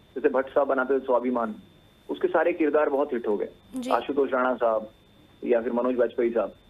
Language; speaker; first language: Hindi; native; Hindi